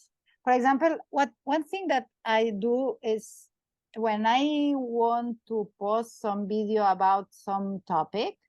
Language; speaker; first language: English; non-native, learner; Catalan